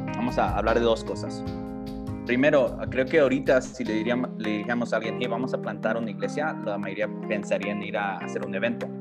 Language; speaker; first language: Spanish; early bilingual, heritage; Spanish